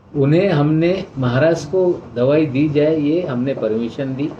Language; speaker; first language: Hindi; non-native, local second language; Marathi